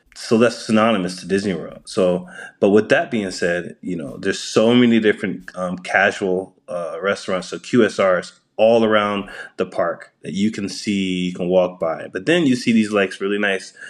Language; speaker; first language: English; early bilingual, other home language; Japanese